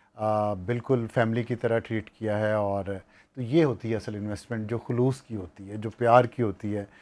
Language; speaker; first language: Urdu; non-native, local second language; Punjabi